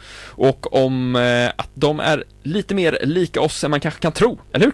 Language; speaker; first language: Swedish; native; Swedish